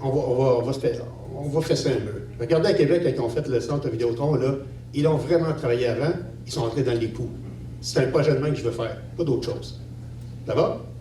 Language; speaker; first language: French; native; French